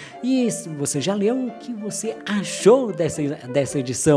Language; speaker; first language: Portuguese; native; Portuguese